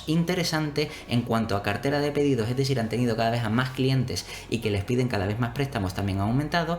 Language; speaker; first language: Spanish; native; Spanish